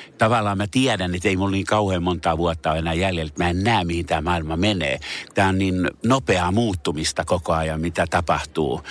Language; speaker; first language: Finnish; native; Finnish